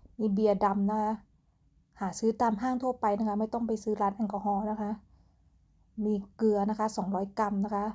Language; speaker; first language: Thai; native; Thai